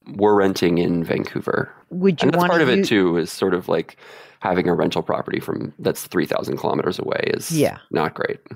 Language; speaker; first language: English; native; English